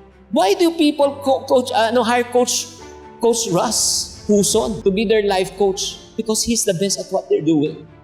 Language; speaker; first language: English; non-native, local second language; Filipino